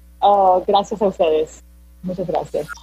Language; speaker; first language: Spanish; early bilingual, heritage; Spanish